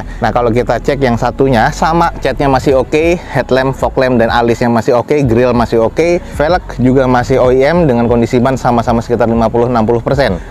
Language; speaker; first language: Indonesian; native; Indonesian